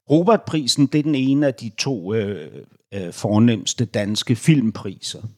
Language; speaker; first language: Danish; native; Danish